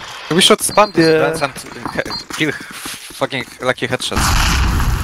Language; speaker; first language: English; non-native, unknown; Polish